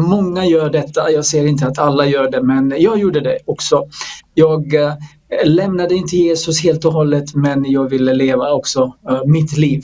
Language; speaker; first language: Swedish; non-native, fluent; Croatian